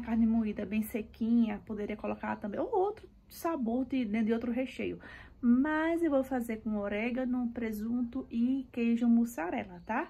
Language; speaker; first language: Portuguese; native; Portuguese